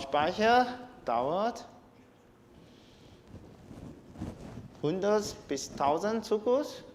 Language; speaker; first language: German; non-native, learner; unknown